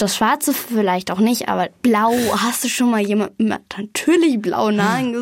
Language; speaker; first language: German; native; German